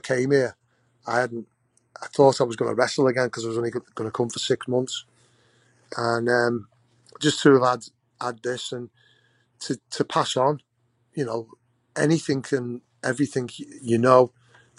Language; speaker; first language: English; native; English